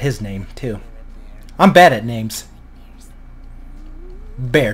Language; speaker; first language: English; native; English